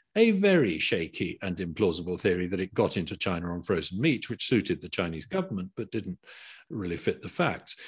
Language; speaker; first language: English; native; English